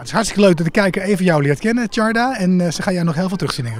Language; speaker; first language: Dutch; native; Dutch